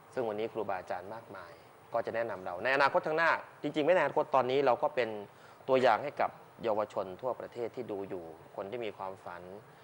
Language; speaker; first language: Thai; native; Thai